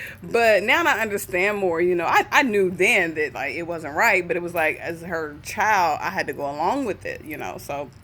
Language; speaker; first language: English; native; English